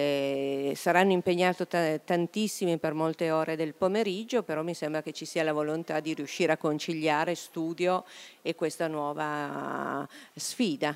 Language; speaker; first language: Italian; native; Italian